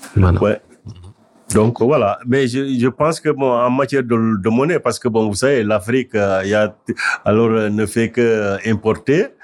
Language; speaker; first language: French; non-native, local second language; Wolof